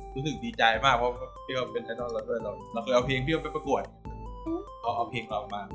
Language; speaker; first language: Thai; native; Thai